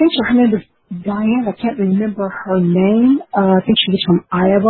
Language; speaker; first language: English; native; English